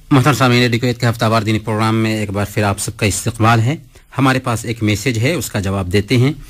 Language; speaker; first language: Urdu; native; Urdu